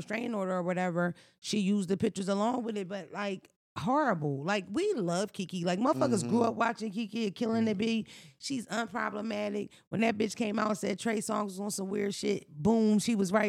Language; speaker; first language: English; native; English